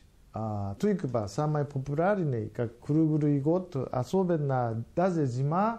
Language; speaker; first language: Russian; non-native, learner; Japanese